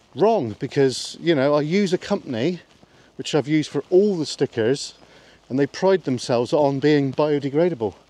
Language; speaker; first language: English; native; English